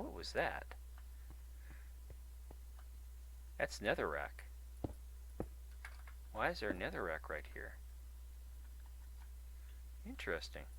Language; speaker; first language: English; native; English